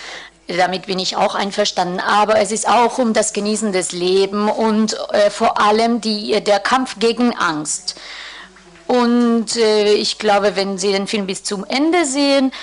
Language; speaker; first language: German; non-native, fluent; Spanish